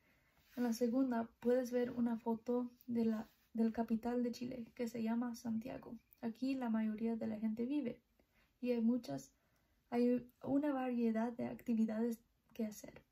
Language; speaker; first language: Spanish; early bilingual, heritage; Spanish